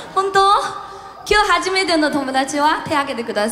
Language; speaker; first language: Japanese; non-native, learner; Chinese